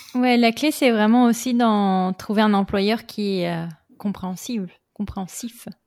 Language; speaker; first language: French; native; French